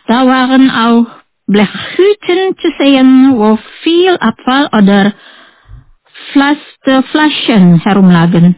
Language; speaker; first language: German; non-native, fluent; Indonesian